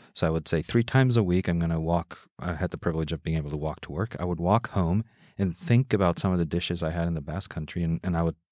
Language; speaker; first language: English; early bilingual, heritage; English